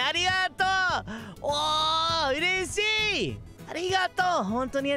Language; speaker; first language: Japanese; non-native, learner; English